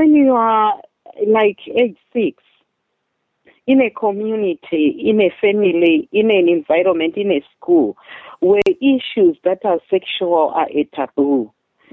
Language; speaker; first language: English; non-native, local second language; Shona